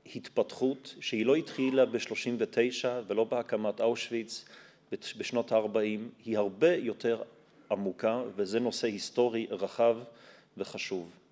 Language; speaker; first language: Hebrew; non-native, fluent; German